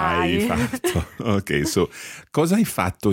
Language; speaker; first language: Italian; non-native, fluent; English